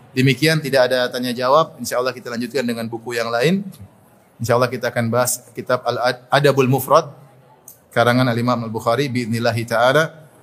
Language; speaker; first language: Indonesian; native; Indonesian